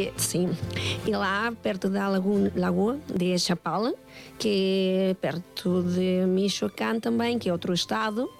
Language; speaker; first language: Portuguese; non-native, fluent; Spanish